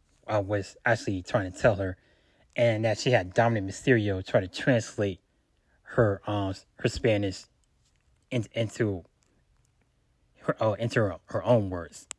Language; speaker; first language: English; native; English